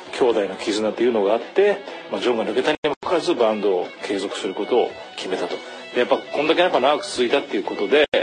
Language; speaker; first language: Japanese; native; Japanese